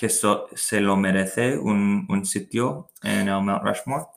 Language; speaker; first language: Spanish; non-native, learner; English